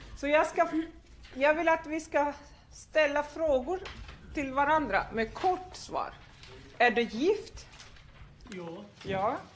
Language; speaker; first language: Swedish; non-native, fluent; Arabic